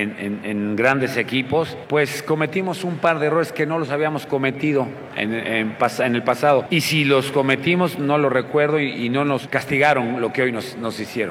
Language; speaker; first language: Spanish; native; Spanish